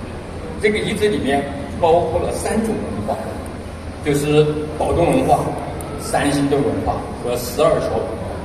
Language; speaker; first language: Chinese; native; Chinese